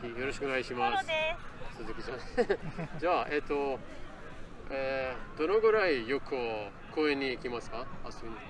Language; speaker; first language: Japanese; non-native, learner; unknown